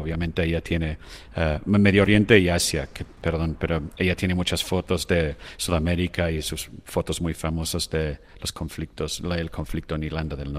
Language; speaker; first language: Spanish; non-native, fluent; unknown